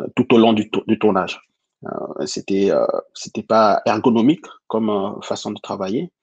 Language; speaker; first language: French; non-native, local second language; Lingala